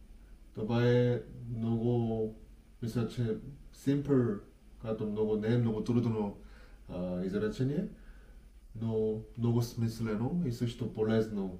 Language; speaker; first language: Bulgarian; non-native, learner; Korean